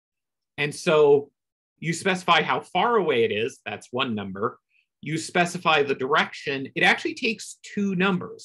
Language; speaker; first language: English; native; English